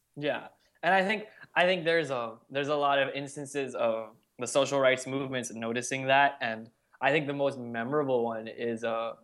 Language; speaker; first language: English; early bilingual, other home language; Hindi